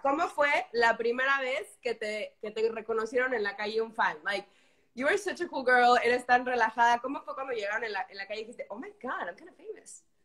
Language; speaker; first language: Spanish; early bilingual, heritage; Spanish